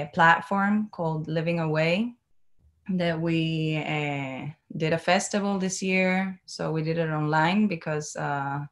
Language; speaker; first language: English; non-native, learner; Spanish